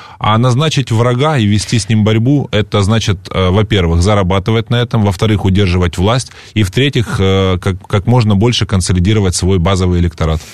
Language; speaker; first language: Russian; native; Russian